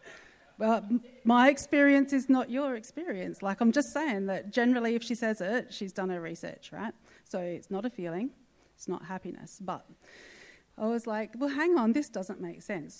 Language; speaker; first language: English; native; English